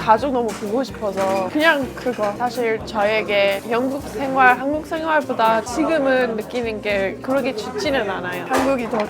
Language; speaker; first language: Korean; non-native, fluent; English